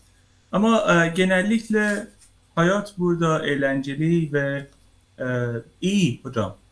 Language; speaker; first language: Turkish; non-native, learner; Persian